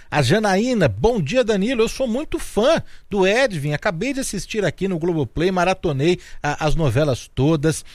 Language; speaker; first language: Portuguese; native; Portuguese